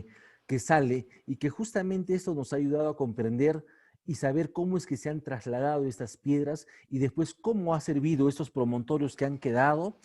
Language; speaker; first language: Spanish; native; Spanish